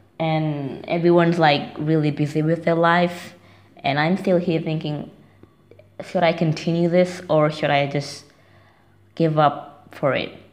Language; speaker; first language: English; non-native, fluent; Indonesian